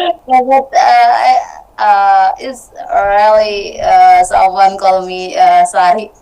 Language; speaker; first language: English; non-native, learner; Indonesian